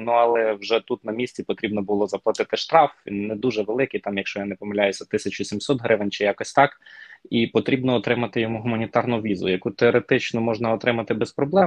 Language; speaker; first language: Ukrainian; native; Ukrainian